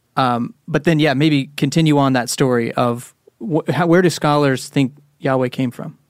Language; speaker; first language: English; native; English